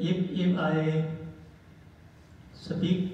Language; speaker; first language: English; non-native, learner; Thai